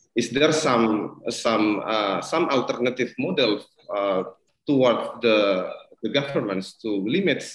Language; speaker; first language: English; non-native, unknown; Indonesian